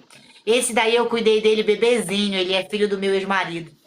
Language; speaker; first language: Portuguese; native; Portuguese